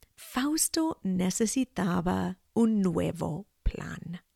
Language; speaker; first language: Spanish; non-native, fluent; English